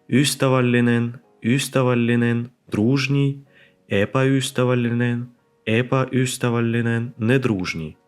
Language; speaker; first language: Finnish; non-native, fluent; Ukrainian